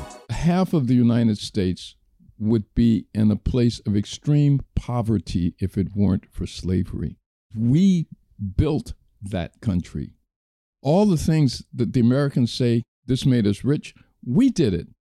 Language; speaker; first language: English; native; English